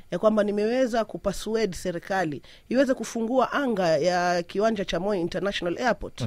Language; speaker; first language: Swahili; native; Swahili